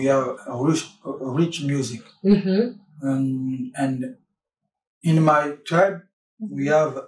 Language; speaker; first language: English; non-native, learner; French